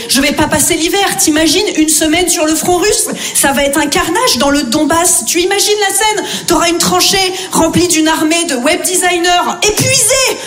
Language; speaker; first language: French; native; French